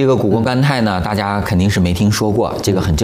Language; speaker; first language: Chinese; native; Chinese